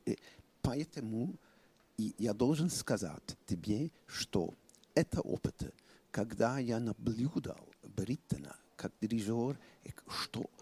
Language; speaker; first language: Russian; non-native, fluent; English